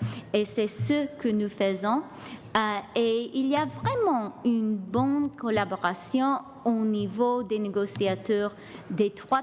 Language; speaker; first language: French; non-native, local second language; English